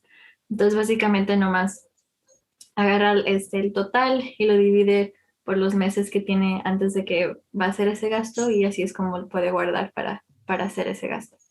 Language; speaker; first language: Spanish; early bilingual, heritage; Spanish